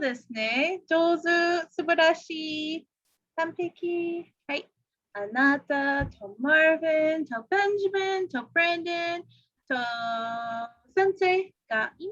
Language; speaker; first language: Japanese; non-native, fluent; English